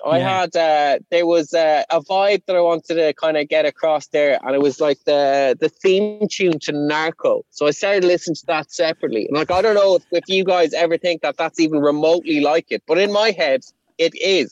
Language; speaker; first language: English; non-native, local second language; Irish